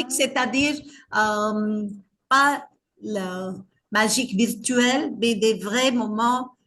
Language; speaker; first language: French; non-native, fluent; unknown